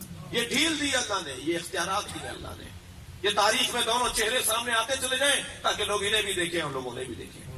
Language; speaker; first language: Urdu; native; Urdu